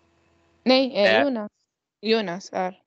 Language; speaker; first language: Swedish; non-native, learner; Arabic